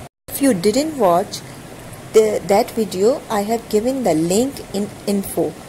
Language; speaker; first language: English; non-native, local second language; Urdu